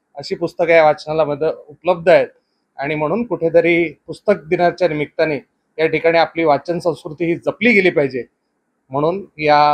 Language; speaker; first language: Marathi; native; Marathi